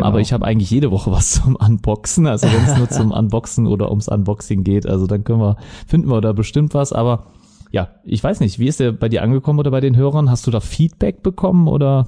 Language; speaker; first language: German; native; German